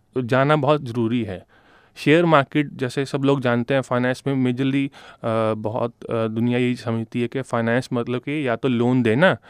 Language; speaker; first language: Hindi; non-native, local second language; Punjabi